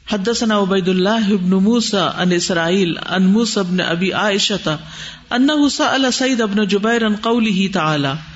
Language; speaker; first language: Urdu; native; Urdu